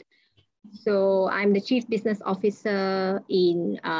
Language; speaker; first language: English; non-native, local second language; Malay